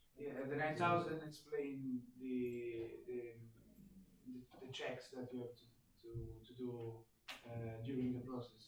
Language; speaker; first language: English; non-native, fluent; Italian